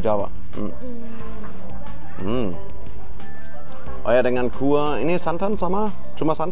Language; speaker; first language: Indonesian; non-native, fluent; German